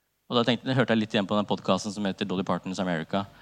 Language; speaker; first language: Norwegian; early bilingual, other home language; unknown